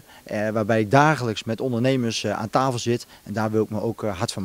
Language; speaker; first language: Dutch; native; Dutch